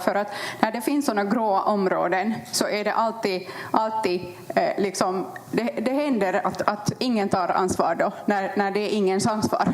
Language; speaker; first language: Swedish; non-native, fluent; Kurdish